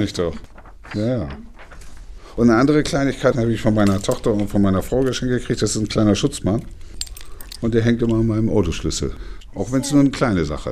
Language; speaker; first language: German; native; German